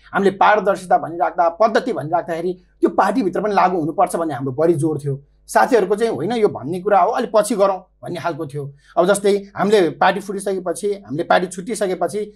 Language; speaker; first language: Nepali; native; Nepali